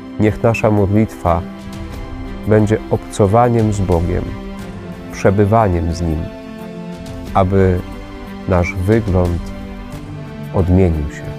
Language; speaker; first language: Polish; native; Polish